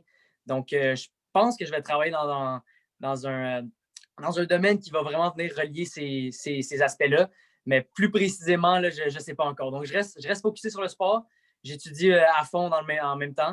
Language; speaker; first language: French; native; French